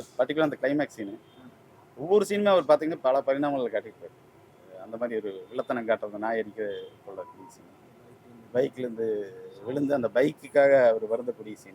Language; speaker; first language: Tamil; native; Tamil